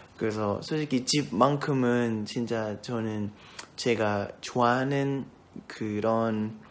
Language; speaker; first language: Korean; non-native, fluent; Thai